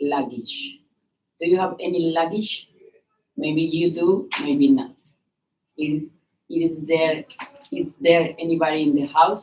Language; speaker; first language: English; non-native, learner; Spanish